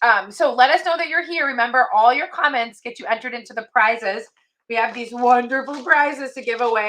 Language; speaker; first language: English; native; English